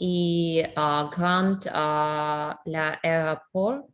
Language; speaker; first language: French; non-native, learner; Russian